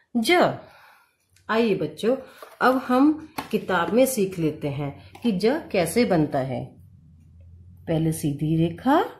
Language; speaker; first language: Hindi; native; Hindi